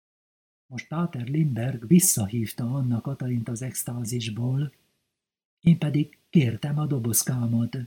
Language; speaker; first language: Hungarian; native; Hungarian